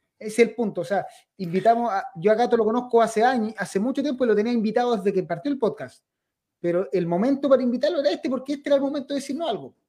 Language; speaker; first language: Spanish; native; Spanish